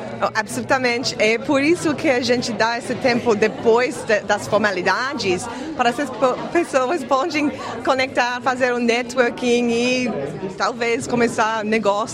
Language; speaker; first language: Portuguese; non-native, fluent; English